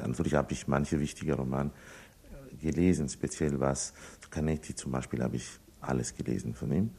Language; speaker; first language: German; non-native, fluent; Italian